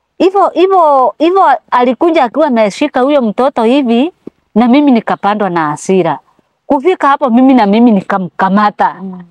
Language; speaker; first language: Swahili; non-native, local second language; Kikuyu